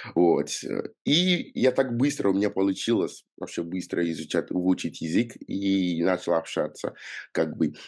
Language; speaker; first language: Russian; non-native, fluent; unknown